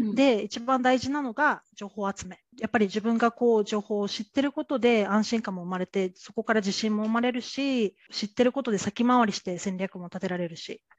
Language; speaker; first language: Japanese; native; Japanese